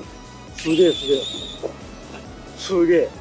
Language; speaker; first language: Japanese; native; Japanese